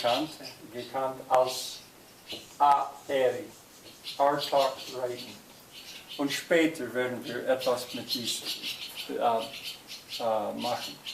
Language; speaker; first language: German; non-native, learner; English